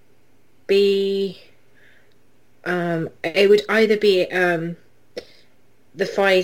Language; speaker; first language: English; native; English